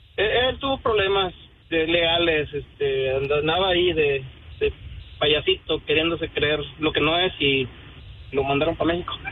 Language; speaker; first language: Spanish; native; Spanish